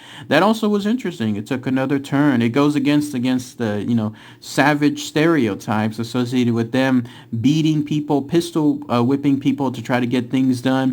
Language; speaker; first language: English; native; English